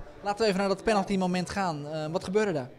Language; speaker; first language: Dutch; native; Dutch